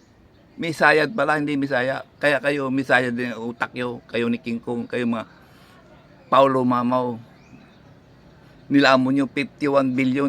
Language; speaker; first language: Filipino; native; Filipino